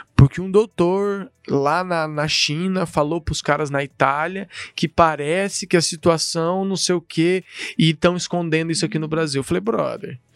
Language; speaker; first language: Portuguese; native; Portuguese